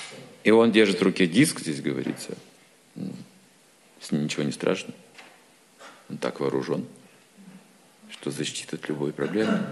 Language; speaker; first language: Russian; native; Russian